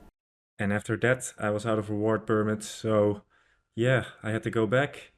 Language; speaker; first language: English; non-native, fluent; Dutch